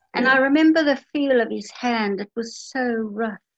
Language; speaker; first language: English; native; English